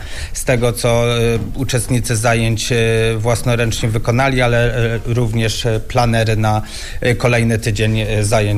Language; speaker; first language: Polish; native; Polish